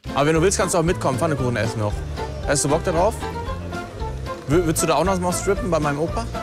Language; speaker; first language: German; native; German